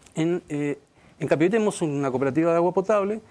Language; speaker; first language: Spanish; native; Spanish